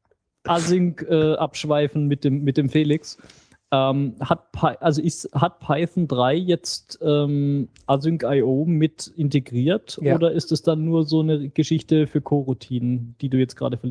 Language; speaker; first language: German; native; German